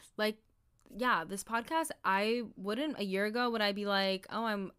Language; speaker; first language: English; early bilingual, other home language; Somali